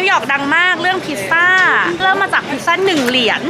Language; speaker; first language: Thai; native; Thai